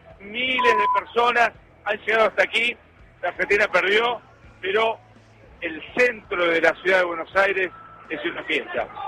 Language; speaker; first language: Spanish; native; Spanish